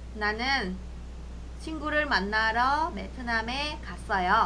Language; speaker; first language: Korean; non-native, fluent; Vietnamese